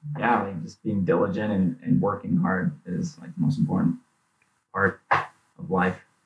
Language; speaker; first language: English; native; English